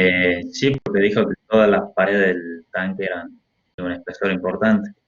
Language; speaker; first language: Spanish; native; Spanish